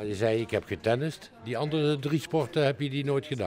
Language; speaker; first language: Dutch; native; Dutch